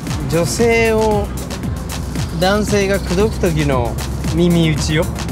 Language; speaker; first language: Japanese; native; Japanese